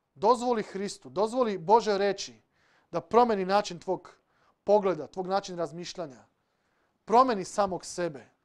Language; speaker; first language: Serbian; non-native, local second language; Slovak